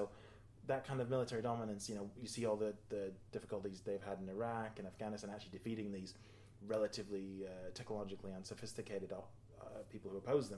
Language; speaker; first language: English; native; English